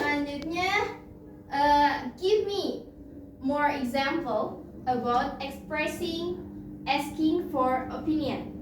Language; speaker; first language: English; non-native, fluent; Indonesian